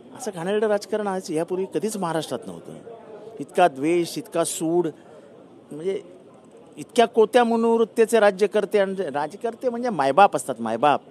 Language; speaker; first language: Marathi; native; Marathi